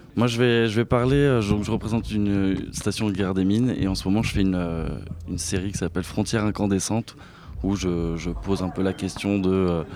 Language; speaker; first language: French; native; French